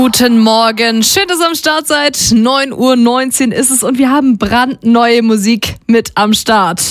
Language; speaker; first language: German; native; German